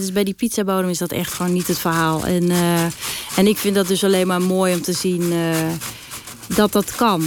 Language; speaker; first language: Dutch; native; Dutch